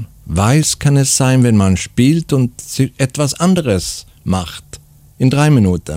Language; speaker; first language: German; non-native, fluent; Swedish